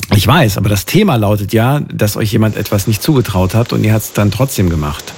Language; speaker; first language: German; native; German